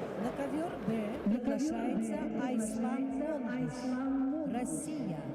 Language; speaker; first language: Russian; native; Russian